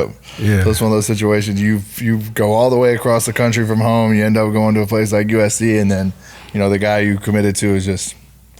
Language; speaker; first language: English; native; English